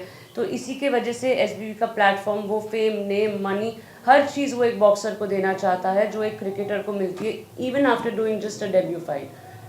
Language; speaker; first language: Hindi; native; Hindi